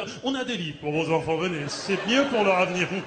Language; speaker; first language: French; early bilingual, other home language; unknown